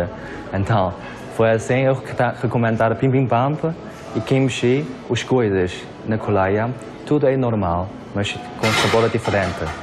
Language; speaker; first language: Portuguese; non-native, learner; Korean